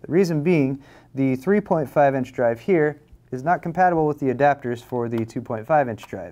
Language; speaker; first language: English; native; English